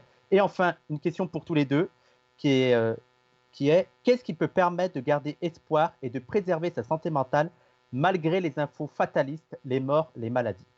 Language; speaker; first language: French; native; French